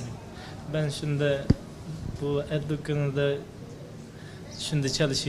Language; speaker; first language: Turkish; non-native, learner; Uyghur